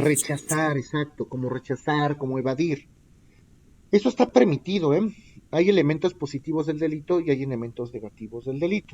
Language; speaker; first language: Spanish; native; Spanish